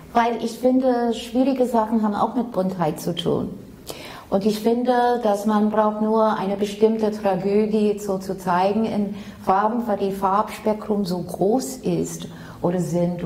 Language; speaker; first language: German; non-native, fluent; English